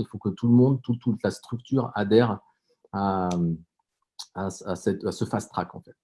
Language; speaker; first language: French; native; French